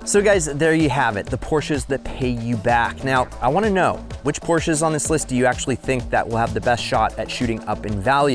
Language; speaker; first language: English; native; English